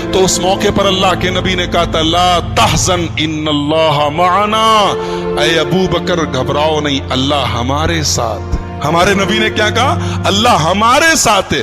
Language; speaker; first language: Urdu; native; Urdu